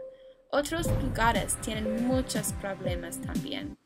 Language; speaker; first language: Spanish; non-native, learner; English